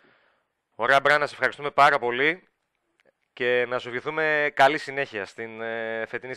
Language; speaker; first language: Greek; native; Greek